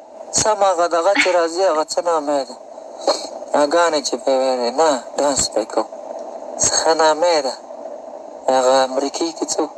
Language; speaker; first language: Arabic; non-native, learner; Pashto